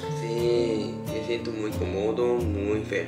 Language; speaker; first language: Spanish; non-native, learner; Japanese